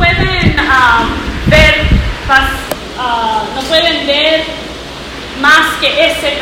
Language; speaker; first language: Spanish; non-native, learner; English